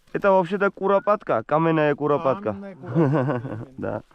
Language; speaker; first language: Russian; non-native, learner; Georgian